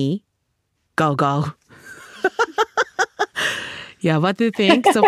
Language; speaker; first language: English; non-native, learner; Japanese